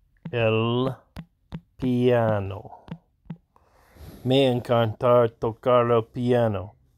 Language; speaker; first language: Spanish; non-native, learner; English